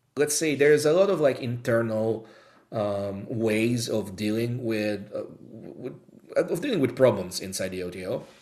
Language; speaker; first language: English; non-native, fluent; Italian